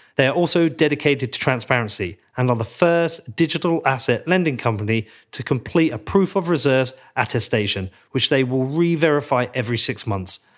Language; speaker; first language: English; native; English